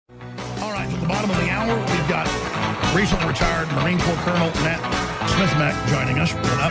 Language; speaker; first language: English; native; English